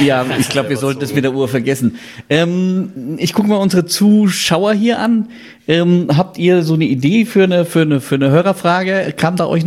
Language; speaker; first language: German; native; German